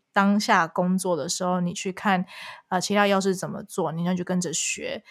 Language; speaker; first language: Chinese; early bilingual, heritage; Chinese